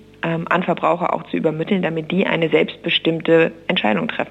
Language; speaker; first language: German; native; German